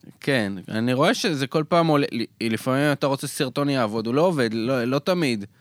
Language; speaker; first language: Hebrew; early bilingual, other home language; Russian